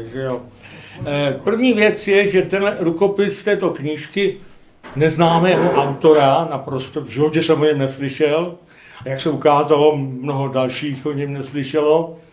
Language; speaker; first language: Czech; non-native, local second language; Polish